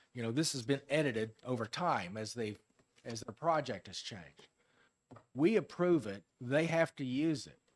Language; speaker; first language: English; native; English